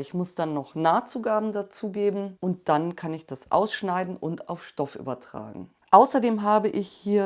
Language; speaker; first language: German; native; German